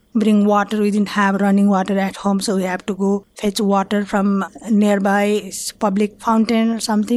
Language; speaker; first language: English; non-native, fluent; Nepali